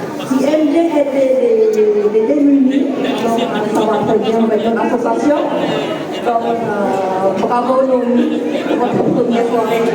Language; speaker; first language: French; non-native, fluent; Khmer